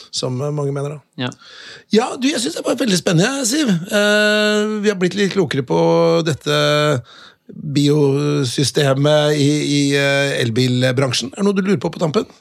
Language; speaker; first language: Norwegian; native; Norwegian